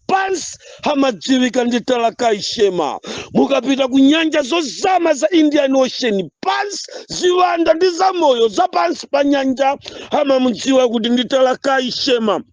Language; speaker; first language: Nyanja; non-native, local second language; Yao